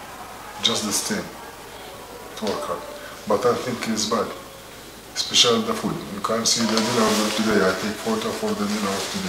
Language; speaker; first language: English; non-native, learner; Arabic